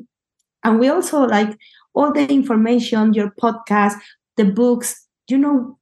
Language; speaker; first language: English; non-native, learner; Spanish